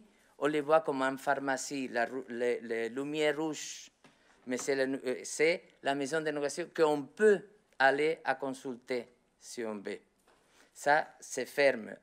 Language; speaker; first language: French; non-native, learner; Spanish